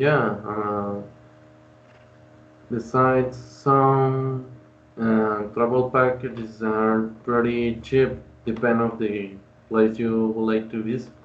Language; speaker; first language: English; non-native, learner; Spanish